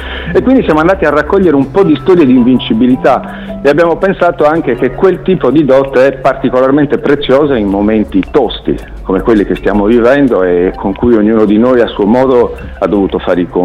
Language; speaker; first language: Italian; native; Italian